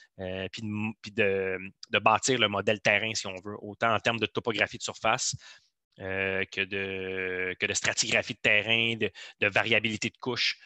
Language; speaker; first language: French; native; French